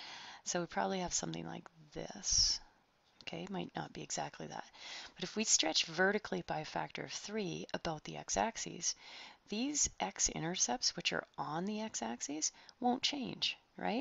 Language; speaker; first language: English; native; English